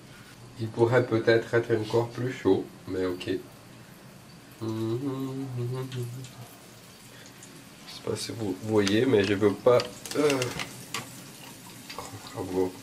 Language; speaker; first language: French; non-native, fluent; Portuguese